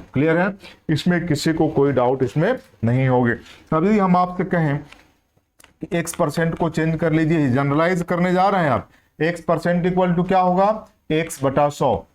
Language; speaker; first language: Hindi; native; Hindi